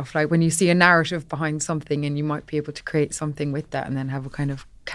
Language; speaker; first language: English; native; English